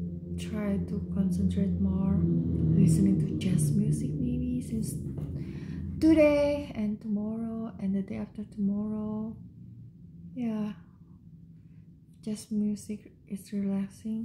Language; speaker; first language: English; non-native, learner; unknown